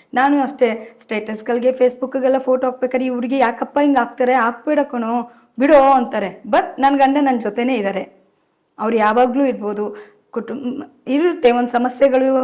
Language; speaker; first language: Kannada; native; Kannada